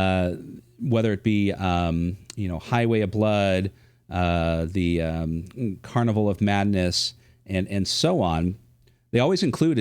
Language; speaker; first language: English; native; English